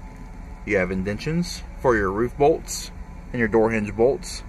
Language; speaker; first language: English; native; English